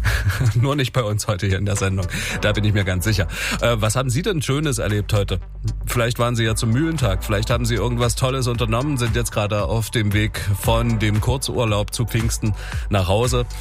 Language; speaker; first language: German; native; German